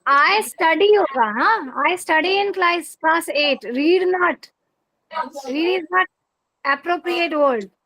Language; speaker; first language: English; non-native, fluent; Hindi